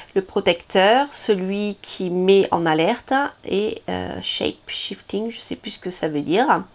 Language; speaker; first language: French; native; French